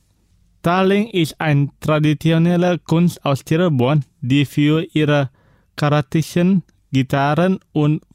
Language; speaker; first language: German; non-native, fluent; Indonesian